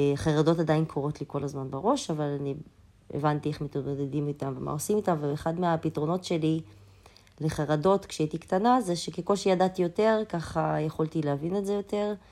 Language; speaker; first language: Hebrew; early bilingual, other home language; Azerbaijani